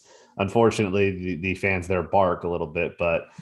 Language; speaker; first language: English; native; English